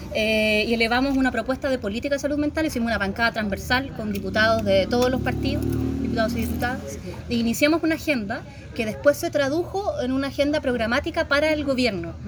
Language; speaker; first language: Spanish; native; Spanish